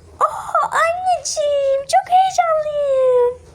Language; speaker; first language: Turkish; early bilingual, other home language; Arabic